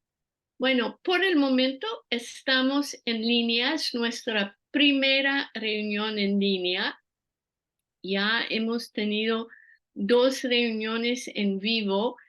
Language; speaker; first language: Spanish; non-native, fluent; French